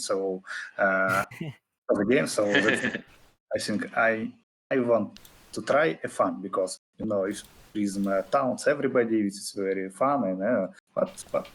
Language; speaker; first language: English; non-native, fluent; Russian